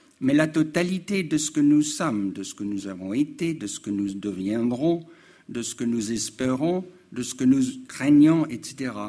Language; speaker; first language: French; non-native, fluent; English